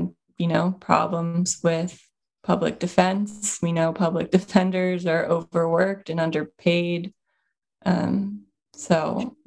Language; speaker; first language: English; native; English